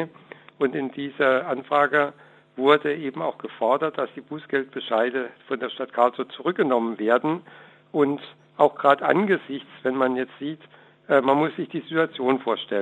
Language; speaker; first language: German; native; German